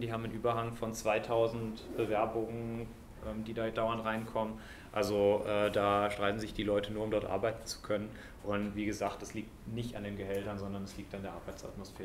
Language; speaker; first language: German; native; German